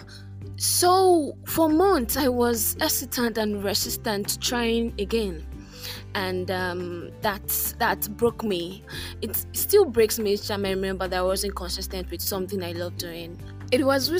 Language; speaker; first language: English; non-native, local second language; Yoruba